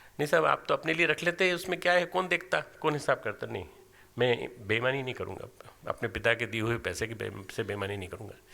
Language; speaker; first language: Hindi; native; Hindi